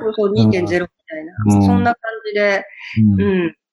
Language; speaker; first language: Japanese; native; Japanese